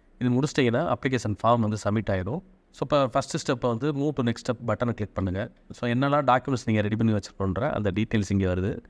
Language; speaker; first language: Tamil; native; Tamil